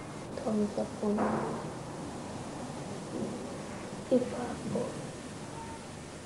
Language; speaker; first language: Russian; non-native, local second language; Chechen